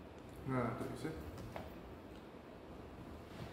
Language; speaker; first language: Korean; native; Korean